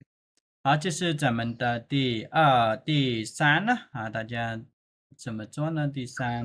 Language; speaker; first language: Chinese; non-native, fluent; Khmer